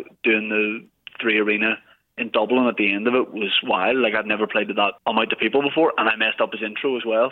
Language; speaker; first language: English; native; English